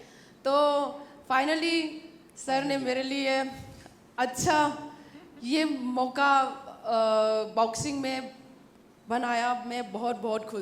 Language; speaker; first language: Hindi; non-native, local second language; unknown